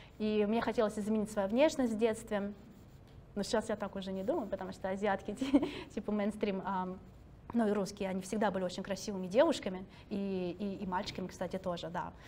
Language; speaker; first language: Russian; early bilingual, other home language; Chinese